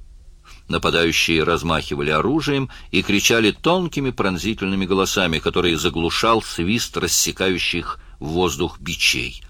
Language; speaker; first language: Russian; native; Russian